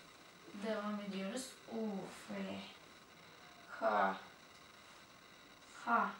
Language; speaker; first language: Turkish; non-native, fluent; Russian